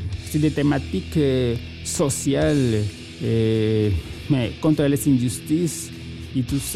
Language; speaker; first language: French; non-native, fluent; Spanish